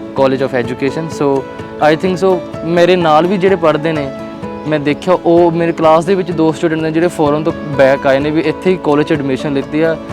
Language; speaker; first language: Punjabi; native; Punjabi